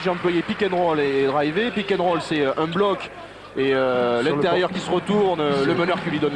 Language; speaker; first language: French; native; French